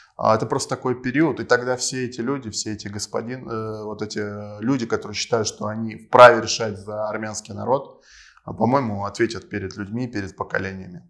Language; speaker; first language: Russian; non-native, local second language; Armenian